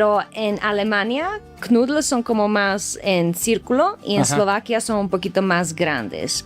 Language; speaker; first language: Spanish; non-native, fluent; Slovak